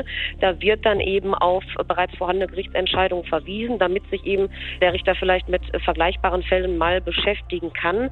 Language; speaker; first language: German; native; German